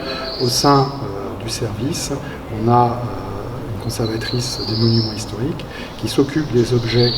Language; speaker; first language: French; native; French